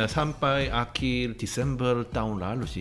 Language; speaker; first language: Indonesian; non-native, fluent; Korean